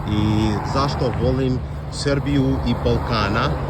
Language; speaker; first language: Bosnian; non-native, learner; English